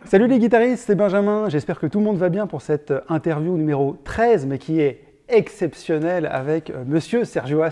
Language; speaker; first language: French; native; French